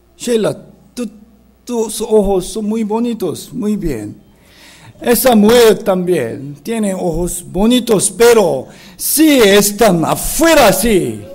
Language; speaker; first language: Spanish; non-native, fluent; Korean